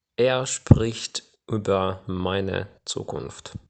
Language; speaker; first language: German; non-native, fluent; Ukrainian